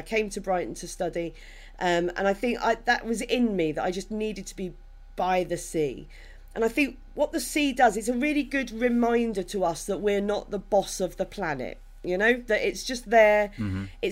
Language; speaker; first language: English; native; English